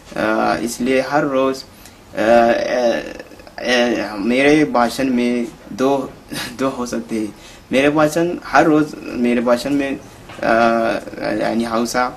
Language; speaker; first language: Hindi; non-native, fluent; Hausa